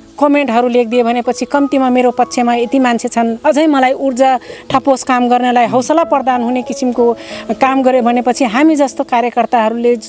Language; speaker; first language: Nepali; non-native, local second language; Dangaura Tharu